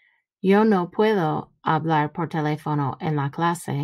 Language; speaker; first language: Spanish; non-native, fluent; English